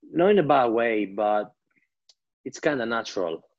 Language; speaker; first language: English; non-native, fluent; Greek